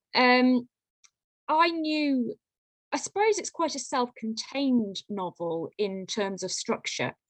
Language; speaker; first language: English; native; English